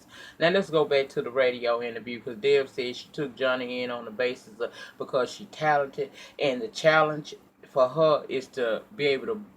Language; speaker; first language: English; native; English